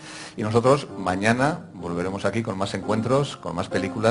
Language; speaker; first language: Spanish; native; Spanish